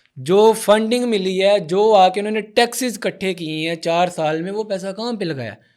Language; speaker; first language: Urdu; non-native, local second language; Punjabi